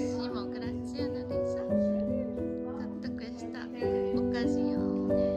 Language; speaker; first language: Italian; non-native, learner; Japanese